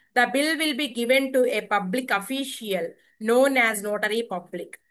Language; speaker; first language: English; non-native, local second language; Telugu